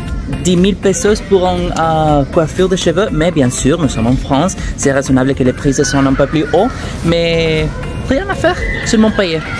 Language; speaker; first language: French; non-native, fluent; Spanish